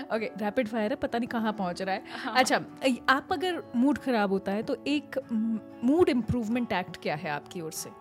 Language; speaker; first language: Hindi; native; Hindi